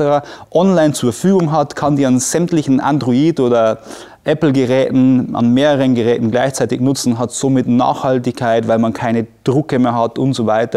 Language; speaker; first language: German; native; German